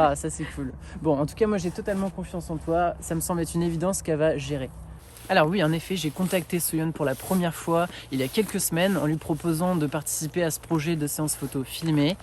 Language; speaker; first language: French; native; French